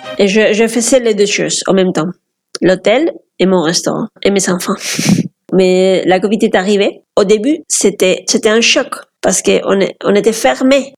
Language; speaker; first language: French; non-native, fluent; Spanish